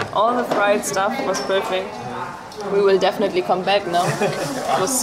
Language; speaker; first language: English; non-native, fluent; German